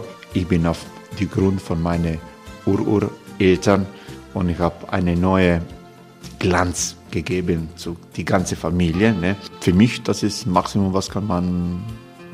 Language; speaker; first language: German; non-native, learner; Croatian